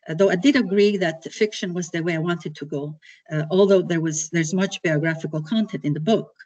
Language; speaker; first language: English; early bilingual, other home language; Italian